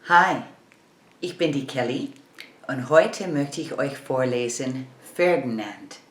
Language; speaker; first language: German; non-native, learner; English